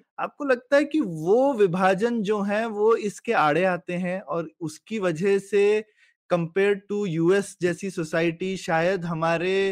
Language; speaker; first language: Hindi; native; Hindi